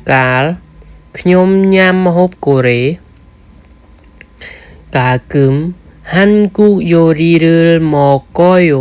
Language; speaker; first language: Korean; non-native, fluent; Khmer